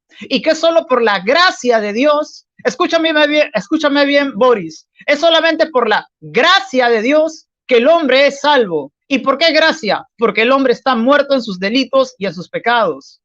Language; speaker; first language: Spanish; native; Spanish